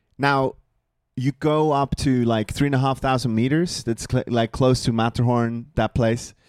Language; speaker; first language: English; non-native, fluent; Swiss German